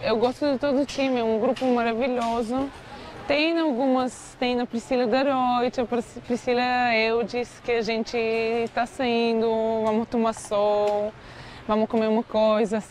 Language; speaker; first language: Portuguese; non-native, fluent; Bulgarian